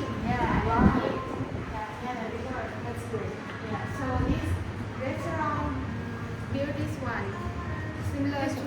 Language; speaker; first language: English; non-native, learner; Thai